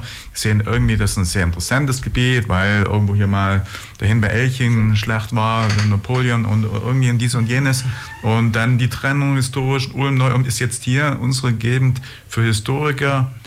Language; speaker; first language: German; native; German